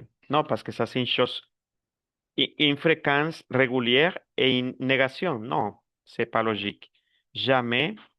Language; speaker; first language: French; non-native, fluent; Spanish